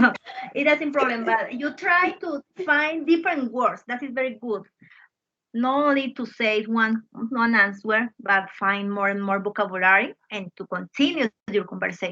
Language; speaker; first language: English; non-native, fluent; Spanish